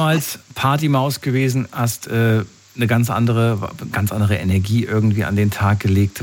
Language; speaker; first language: German; native; German